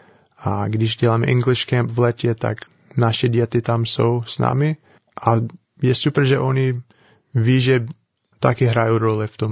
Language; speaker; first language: Czech; non-native, fluent; English